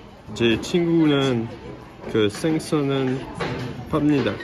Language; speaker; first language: Korean; non-native, learner; French